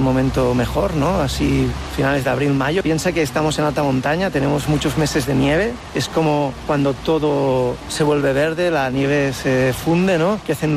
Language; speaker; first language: Spanish; native; Spanish